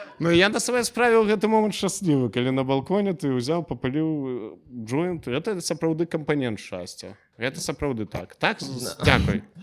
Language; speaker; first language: Belarusian; non-native, local second language; Russian